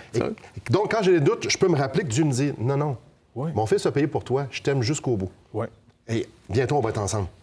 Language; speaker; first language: French; native; French